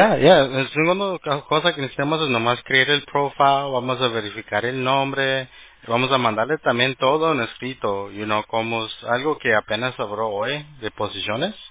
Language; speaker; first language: Spanish; early bilingual, heritage; Spanish